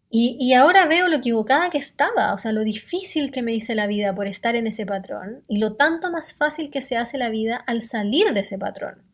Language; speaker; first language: Spanish; native; Spanish